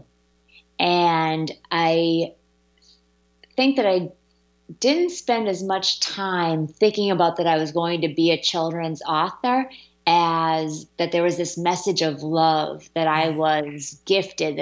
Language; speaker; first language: English; native; English